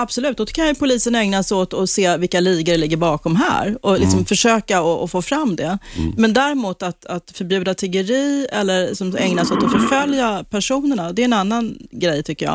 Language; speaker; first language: Swedish; native; Swedish